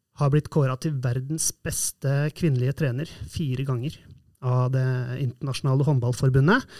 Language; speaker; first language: Norwegian; native; Norwegian